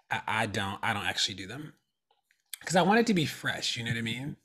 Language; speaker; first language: English; native; English